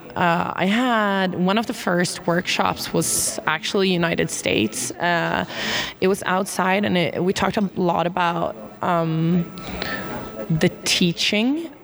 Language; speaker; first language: English; non-native, fluent; Swedish